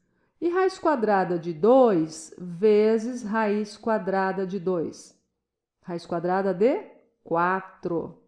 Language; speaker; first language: Portuguese; native; Portuguese